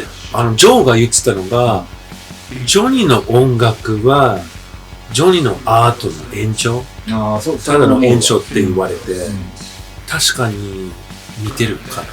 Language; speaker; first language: Japanese; non-native, fluent; English